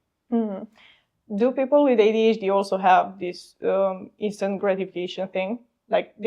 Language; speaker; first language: English; non-native, fluent; Romanian